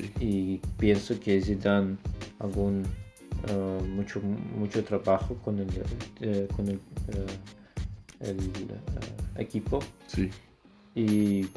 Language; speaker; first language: Spanish; non-native, learner; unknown